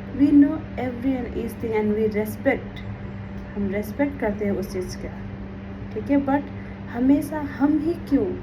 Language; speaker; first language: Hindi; non-native, local second language; Nepali